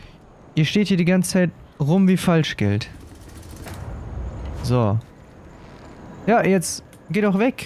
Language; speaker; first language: German; native; German